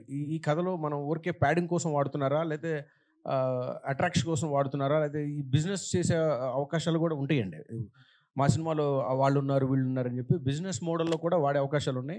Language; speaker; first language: Telugu; native; Telugu